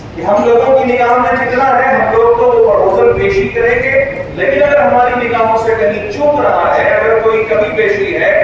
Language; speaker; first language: Urdu; native; Urdu